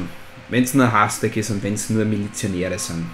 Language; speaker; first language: German; native; German